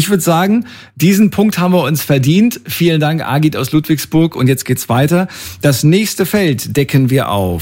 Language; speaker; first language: German; native; German